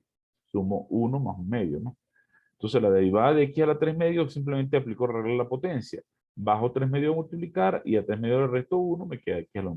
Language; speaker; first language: Spanish; native; Spanish